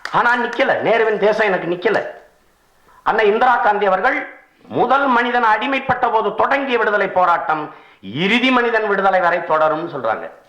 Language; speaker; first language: Tamil; native; Tamil